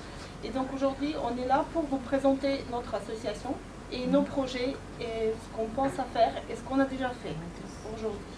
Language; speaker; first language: French; non-native, fluent; Ukrainian